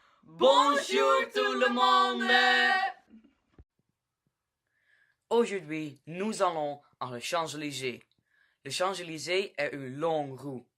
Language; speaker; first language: French; non-native, learner; Dutch